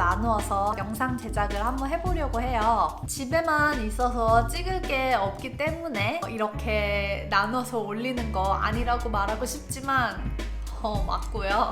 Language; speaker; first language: Korean; native; Korean